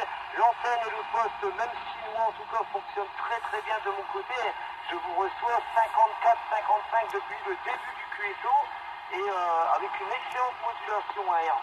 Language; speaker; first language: French; native; French